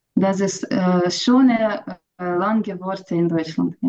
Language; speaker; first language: German; non-native, learner; Ukrainian